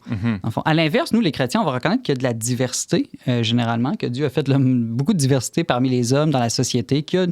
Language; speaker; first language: French; native; French